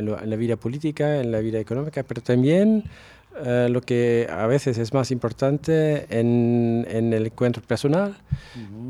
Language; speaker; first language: Spanish; non-native, fluent; German